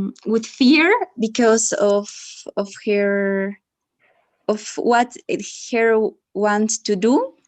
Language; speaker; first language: English; non-native, learner; Spanish